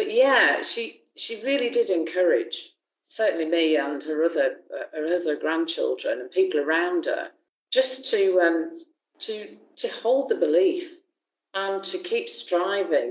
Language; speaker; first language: English; native; English